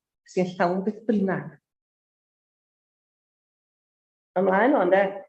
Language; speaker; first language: Welsh; native; Welsh